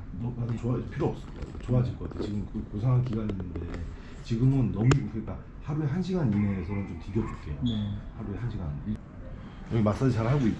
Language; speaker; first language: Korean; native; Korean